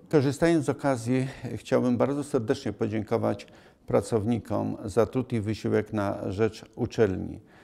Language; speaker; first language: Polish; native; Polish